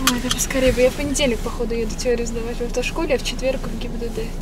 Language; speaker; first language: Russian; native; Russian